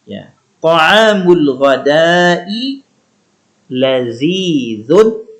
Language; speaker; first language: Arabic; non-native, learner; Indonesian